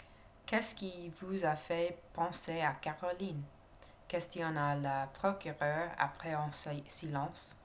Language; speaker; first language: French; non-native, learner; English